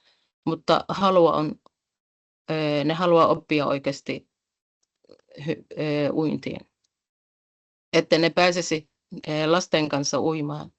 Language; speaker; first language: Finnish; non-native, fluent; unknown